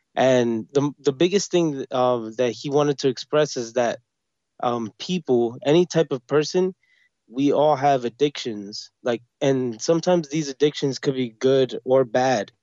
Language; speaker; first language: English; native; English